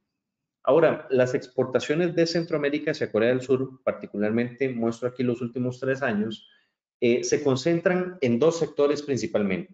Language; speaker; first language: Spanish; native; Spanish